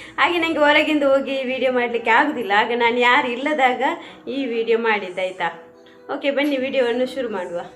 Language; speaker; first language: Kannada; non-native, local second language; Tulu